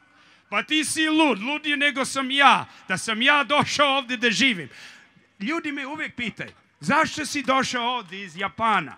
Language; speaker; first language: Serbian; early bilingual, heritage; Serbian